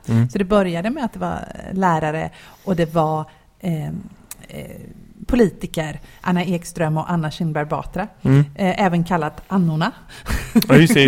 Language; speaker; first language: Swedish; native; Swedish